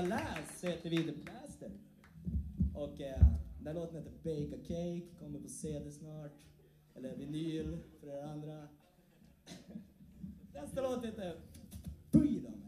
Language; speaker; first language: Swedish; native; Swedish